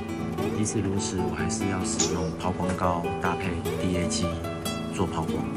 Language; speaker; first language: Chinese; native; Chinese